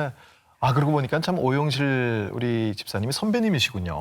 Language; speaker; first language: Korean; native; Korean